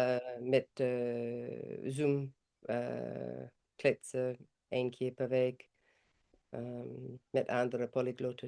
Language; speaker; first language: Dutch; non-native, fluent; English